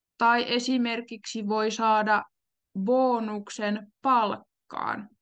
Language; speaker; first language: Finnish; native; Finnish